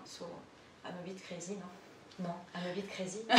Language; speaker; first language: English; non-native, fluent; French